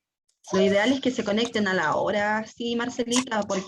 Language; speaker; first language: Spanish; native; Spanish